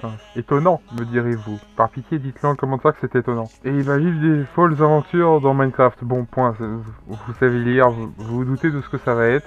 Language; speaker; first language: French; native; French